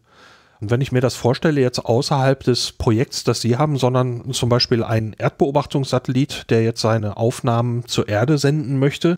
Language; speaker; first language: German; native; German